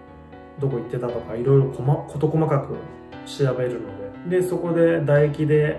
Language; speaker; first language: Japanese; native; Japanese